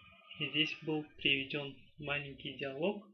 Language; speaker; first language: Russian; non-native, local second language; Tajik